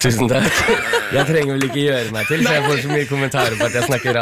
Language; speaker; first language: Norwegian; early bilingual, heritage; Norwegian